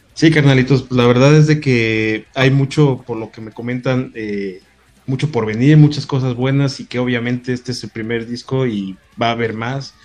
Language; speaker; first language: Spanish; native; Spanish